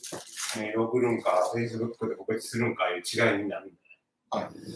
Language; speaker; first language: Japanese; native; Japanese